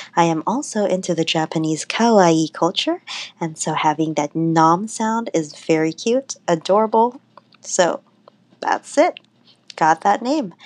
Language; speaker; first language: English; non-native, local second language; Cebuano